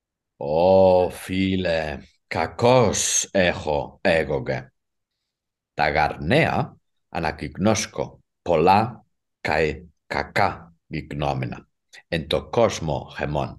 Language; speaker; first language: Greek; non-native, fluent; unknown